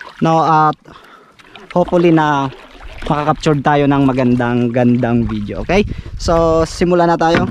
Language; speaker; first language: Filipino; non-native, local second language; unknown